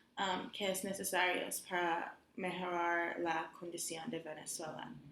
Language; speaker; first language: Spanish; non-native, learner; English